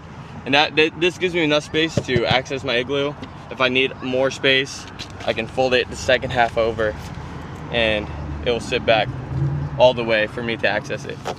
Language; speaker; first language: English; native; English